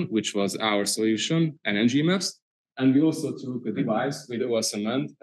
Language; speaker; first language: English; non-native, fluent; Hungarian